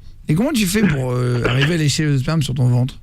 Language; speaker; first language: French; native; French